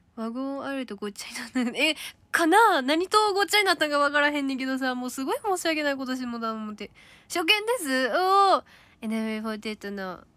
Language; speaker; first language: Japanese; native; Japanese